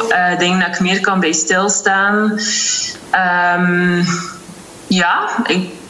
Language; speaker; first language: Dutch; native; Dutch